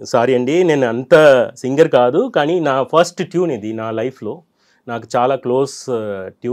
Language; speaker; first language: Telugu; non-native, local second language; Tamil